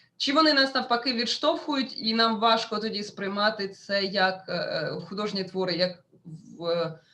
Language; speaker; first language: Ukrainian; non-native, local second language; Russian